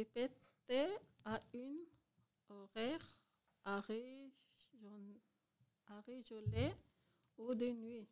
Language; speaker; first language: French; non-native, learner; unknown